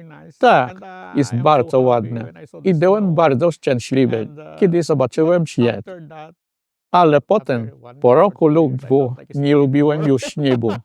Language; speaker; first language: Polish; non-native, fluent; Filipino